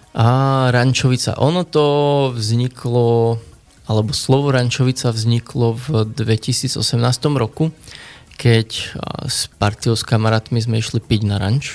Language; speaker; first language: Slovak; native; Slovak